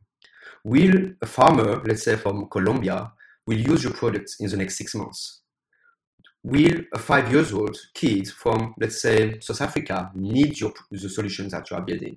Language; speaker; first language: English; non-native, fluent; French